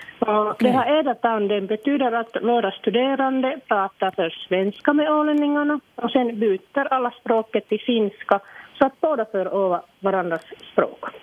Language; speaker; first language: Swedish; non-native, local second language; Finnish